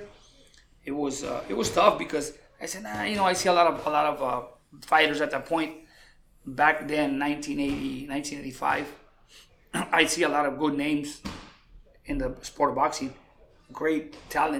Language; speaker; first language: English; early bilingual, other home language; Spanish